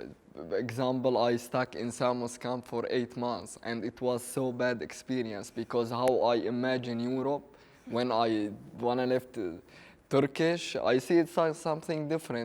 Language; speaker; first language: English; non-native, learner; Arabic